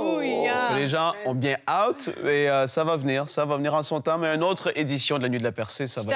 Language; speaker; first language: French; native; French